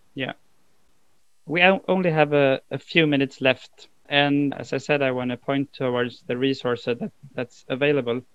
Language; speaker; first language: English; non-native, fluent; Swedish